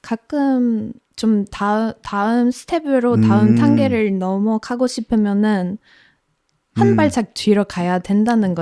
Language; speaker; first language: Korean; non-native, fluent; Polish